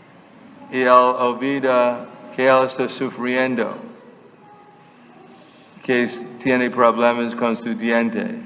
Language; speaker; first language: Spanish; non-native, fluent; English